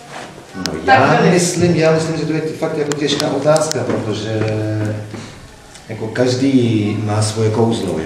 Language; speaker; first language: Czech; non-native, fluent; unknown